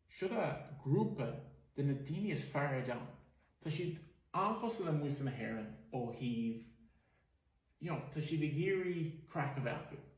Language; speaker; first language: Irish; native; Irish